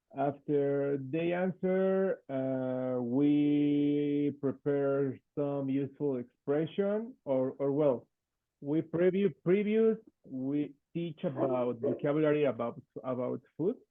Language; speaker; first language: English; non-native, fluent; Spanish